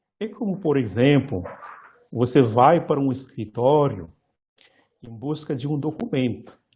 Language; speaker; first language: Portuguese; non-native, fluent; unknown